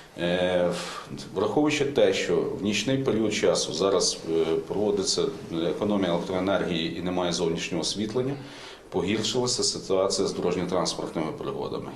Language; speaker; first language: Ukrainian; native; Ukrainian